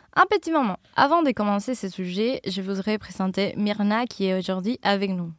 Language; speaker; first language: French; non-native, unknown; Spanish